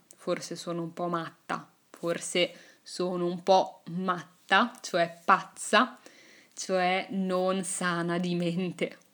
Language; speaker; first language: Italian; native; Italian